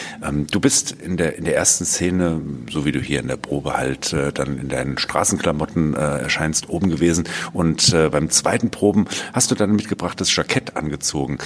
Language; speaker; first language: German; native; German